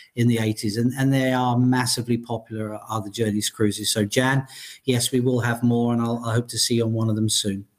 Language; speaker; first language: English; native; English